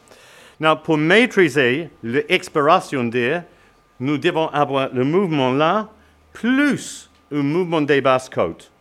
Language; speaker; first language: French; non-native, learner; English